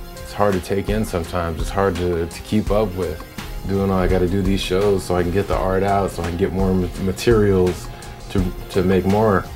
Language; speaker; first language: English; native; English